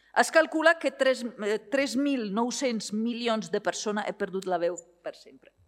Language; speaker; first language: Catalan; non-native, fluent; Italian